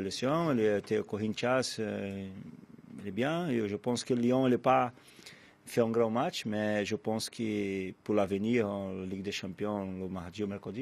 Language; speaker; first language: French; non-native, fluent; Portuguese